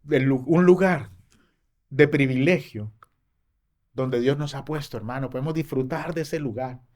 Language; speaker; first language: Spanish; native; Spanish